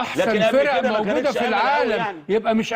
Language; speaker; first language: Arabic; native; Arabic